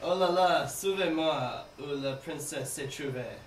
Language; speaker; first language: French; non-native, learner; English